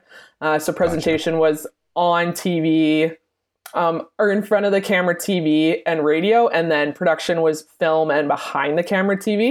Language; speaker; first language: English; native; English